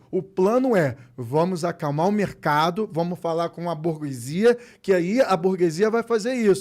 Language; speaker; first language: Portuguese; native; Portuguese